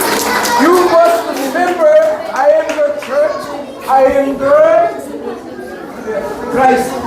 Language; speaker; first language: English; non-native, learner; Korean